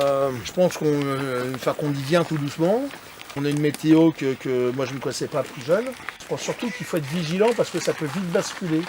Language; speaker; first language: French; native; French